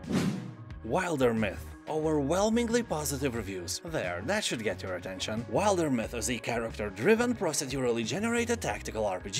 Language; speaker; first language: English; non-native, fluent; Lithuanian